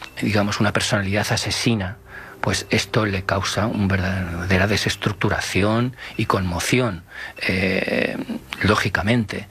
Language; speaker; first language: Spanish; native; Spanish